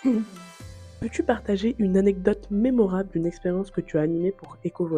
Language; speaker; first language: French; native; French